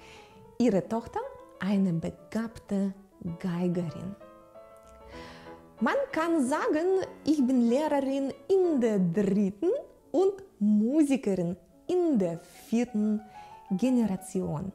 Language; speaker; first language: German; non-native, fluent; Russian